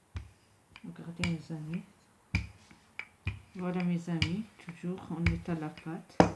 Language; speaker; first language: French; non-native, local second language; Arabic